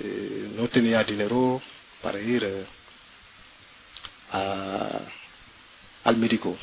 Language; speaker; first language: Spanish; non-native, learner; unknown